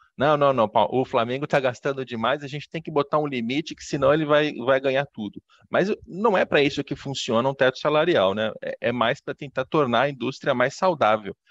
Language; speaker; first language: Portuguese; native; Portuguese